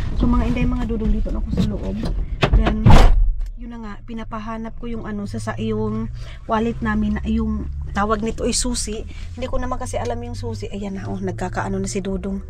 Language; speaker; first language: Filipino; non-native, local second language; Cebuano